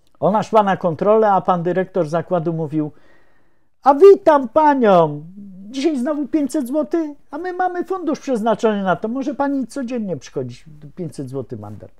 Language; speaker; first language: Polish; native; Polish